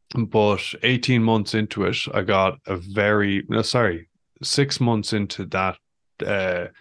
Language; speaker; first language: English; native; English